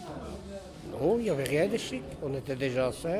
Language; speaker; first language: French; native; French